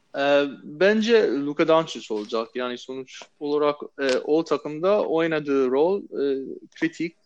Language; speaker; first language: Turkish; non-native, fluent; English